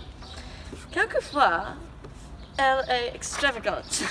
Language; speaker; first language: French; non-native, learner; English